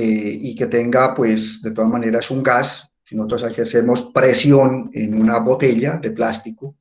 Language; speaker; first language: Spanish; native; Spanish